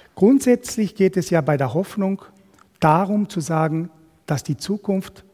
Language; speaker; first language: German; non-native, fluent; Spanish